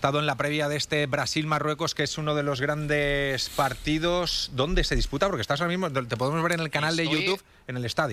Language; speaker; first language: Spanish; native; Spanish